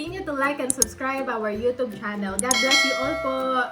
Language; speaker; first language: English; non-native, local second language; Filipino